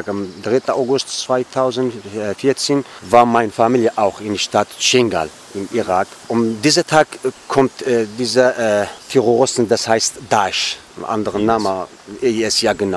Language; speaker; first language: German; non-native, learner; Kurdish